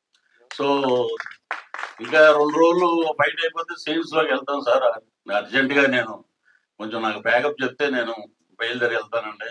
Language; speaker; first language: Telugu; native; Telugu